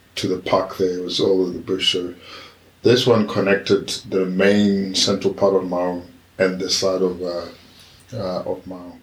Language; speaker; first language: English; non-native, local second language; Tswana